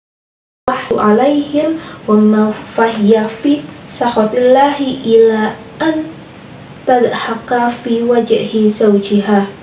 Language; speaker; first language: Arabic; non-native, learner; Indonesian